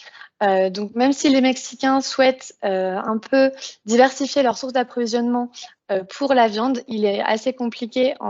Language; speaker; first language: French; native; French